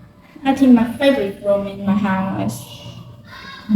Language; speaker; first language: English; non-native, learner; Vietnamese